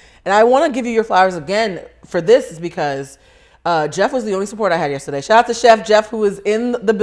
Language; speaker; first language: English; native; English